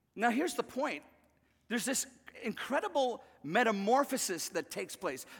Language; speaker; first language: English; native; English